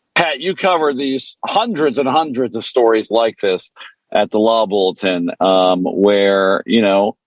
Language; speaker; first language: English; non-native, fluent; French